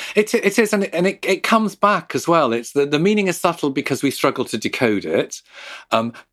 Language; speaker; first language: English; native; English